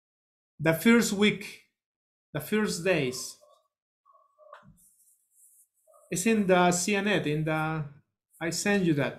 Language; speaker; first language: English; non-native, learner; Spanish